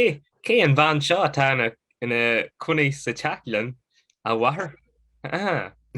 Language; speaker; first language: Irish; non-native, local second language; English